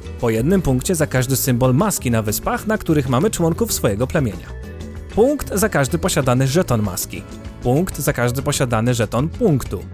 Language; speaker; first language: Polish; native; Polish